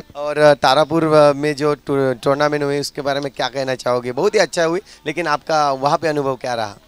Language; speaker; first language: Hindi; non-native, local second language; Marathi